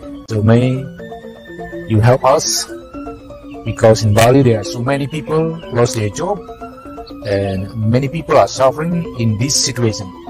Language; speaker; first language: English; non-native, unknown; Balinese